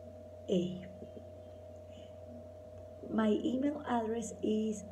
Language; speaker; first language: English; non-native, learner; Spanish